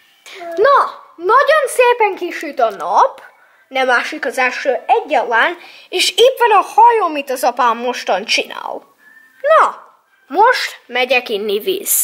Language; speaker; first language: Hungarian; early bilingual, heritage; English